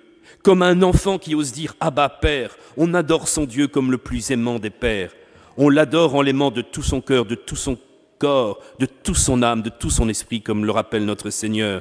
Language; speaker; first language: French; native; French